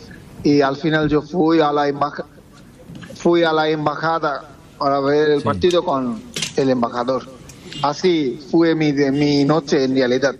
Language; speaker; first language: Spanish; non-native, fluent; Bangla